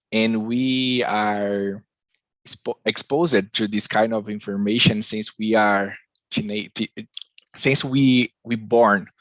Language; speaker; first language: English; non-native, learner; Portuguese